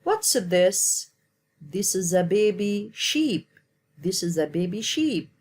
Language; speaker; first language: English; non-native, learner; Arabic